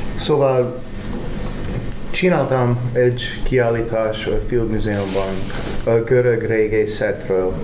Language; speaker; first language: Hungarian; non-native, learner; English